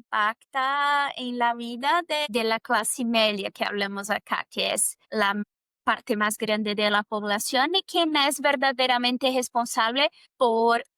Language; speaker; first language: Spanish; non-native, fluent; Portuguese